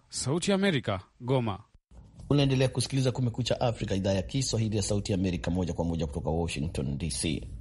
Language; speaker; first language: Swahili; native; Swahili